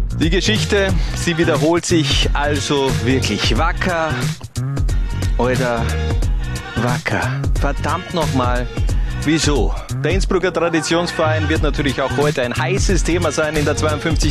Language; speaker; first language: German; native; German